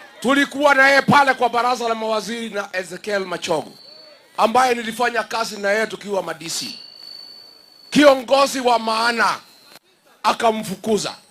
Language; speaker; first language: Swahili; non-native, local second language; Kikuyu